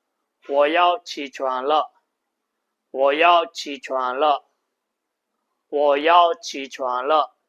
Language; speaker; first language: Chinese; non-native, fluent; Burmese